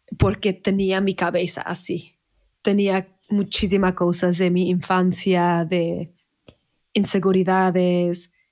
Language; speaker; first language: Spanish; non-native, fluent; English